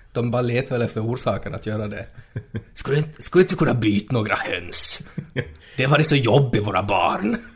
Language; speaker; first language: Swedish; native; Swedish